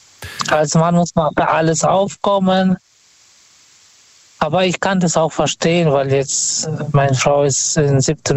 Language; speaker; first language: German; non-native, fluent; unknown